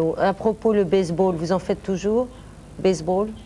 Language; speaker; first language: French; native; French